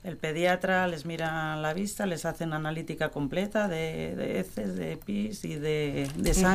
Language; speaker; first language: Spanish; native; Spanish